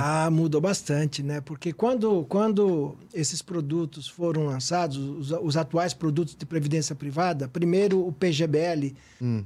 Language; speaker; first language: Portuguese; native; Portuguese